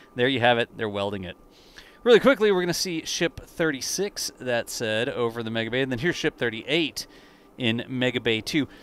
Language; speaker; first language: English; native; English